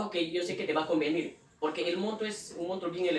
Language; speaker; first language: Spanish; native; Spanish